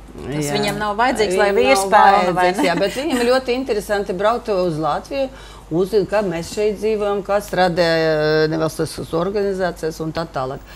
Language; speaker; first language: Latvian; non-native, local second language; Russian